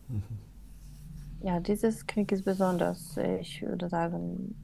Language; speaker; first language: German; non-native, fluent; Russian